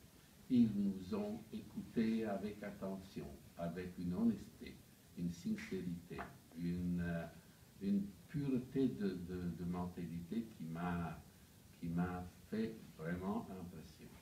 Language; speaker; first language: French; non-native, fluent; Italian